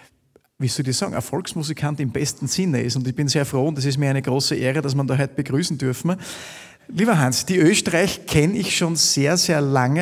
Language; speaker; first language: German; native; German